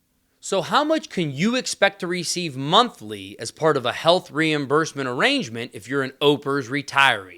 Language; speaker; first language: English; native; English